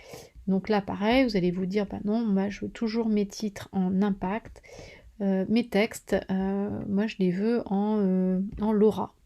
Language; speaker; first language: French; native; French